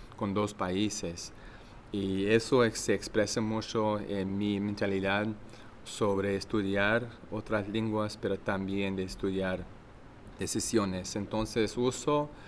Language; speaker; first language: Spanish; non-native, learner; English